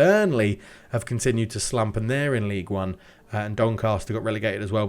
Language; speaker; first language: English; native; English